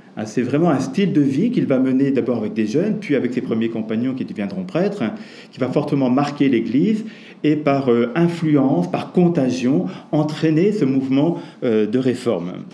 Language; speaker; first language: French; native; French